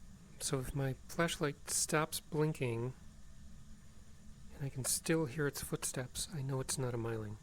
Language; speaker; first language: English; native; English